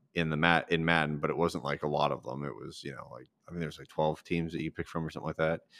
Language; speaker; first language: English; native; English